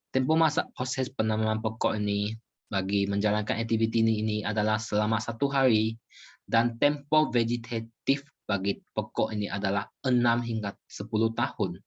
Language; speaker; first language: Malay; non-native, local second language; Chinese